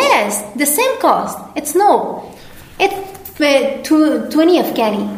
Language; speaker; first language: English; non-native, learner; Persian